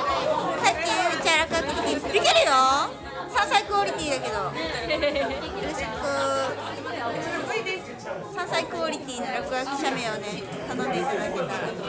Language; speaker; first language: Japanese; native; Japanese